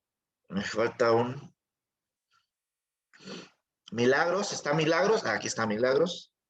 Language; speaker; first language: Spanish; native; Spanish